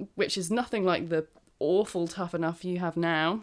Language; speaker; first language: English; native; English